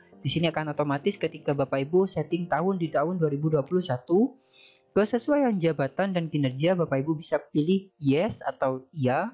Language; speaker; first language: Indonesian; native; Indonesian